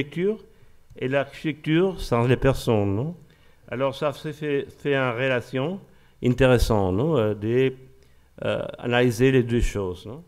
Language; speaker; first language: French; non-native, learner; Spanish